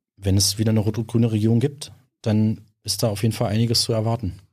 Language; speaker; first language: German; native; German